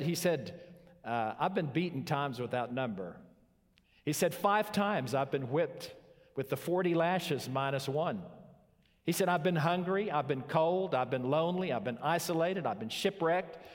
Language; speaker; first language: English; native; English